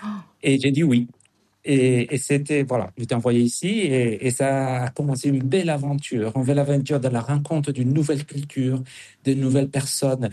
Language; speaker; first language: French; non-native, fluent; Spanish